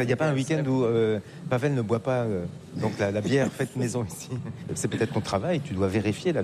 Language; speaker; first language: French; native; French